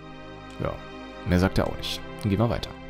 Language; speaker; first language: German; native; German